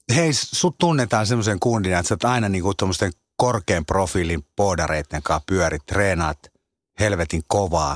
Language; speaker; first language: Finnish; native; Finnish